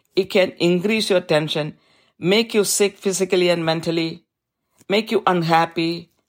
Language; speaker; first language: English; non-native, local second language; Malayalam